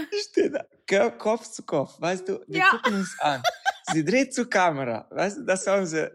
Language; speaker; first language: German; non-native, fluent; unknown